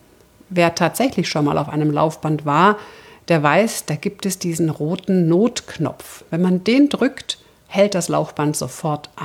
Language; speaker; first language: German; native; German